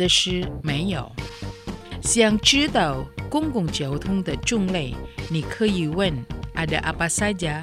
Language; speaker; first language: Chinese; early bilingual, heritage; Chinese